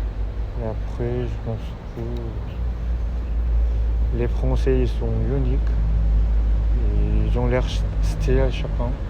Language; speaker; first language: French; non-native, fluent; Korean